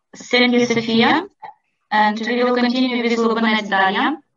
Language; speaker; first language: English; non-native, learner; Ukrainian